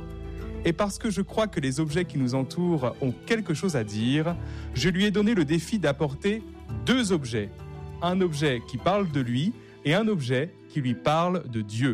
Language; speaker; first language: French; native; French